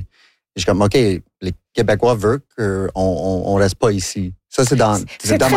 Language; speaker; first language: French; non-native, local second language; English